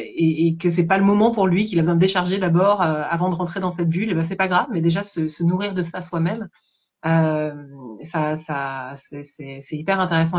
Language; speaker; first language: French; native; French